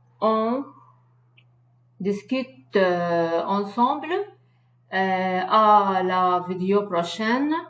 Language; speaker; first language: French; non-native, learner; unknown